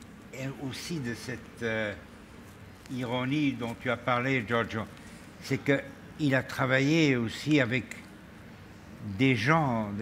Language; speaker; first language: French; non-native, fluent; German